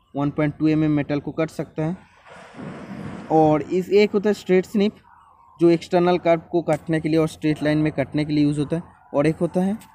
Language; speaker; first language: Hindi; non-native, local second language; Bangla